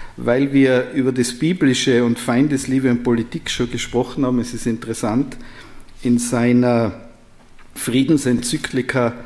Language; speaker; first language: German; native; German